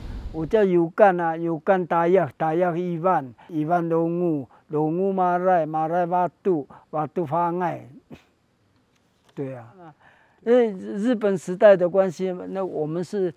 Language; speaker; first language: Chinese; non-native, local second language; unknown